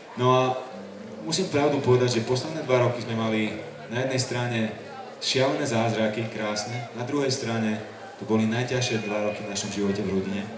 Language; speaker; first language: Slovak; non-native, fluent; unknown